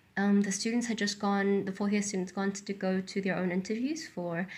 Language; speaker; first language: English; native; English